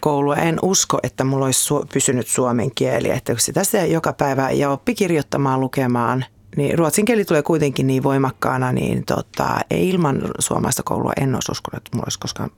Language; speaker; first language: Finnish; early bilingual, heritage; Finnish